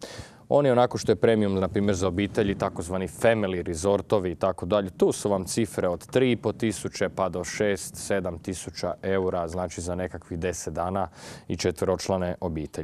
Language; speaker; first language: Croatian; native; Croatian